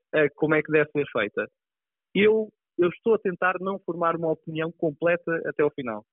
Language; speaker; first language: Portuguese; native; Portuguese